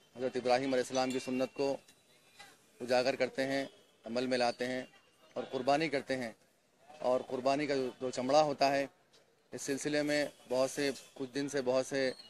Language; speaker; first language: Urdu; native; Urdu